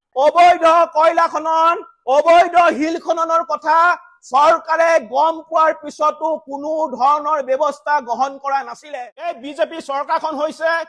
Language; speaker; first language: Assamese; native; Assamese